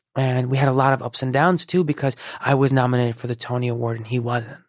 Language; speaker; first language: English; early bilingual, other home language; Persian